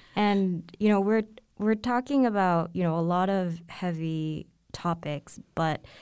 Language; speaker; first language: English; non-native, local second language; Cantonese